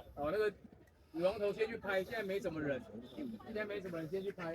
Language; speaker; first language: Chinese; native; Chinese